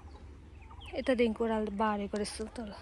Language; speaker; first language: Nepali; native; Nepali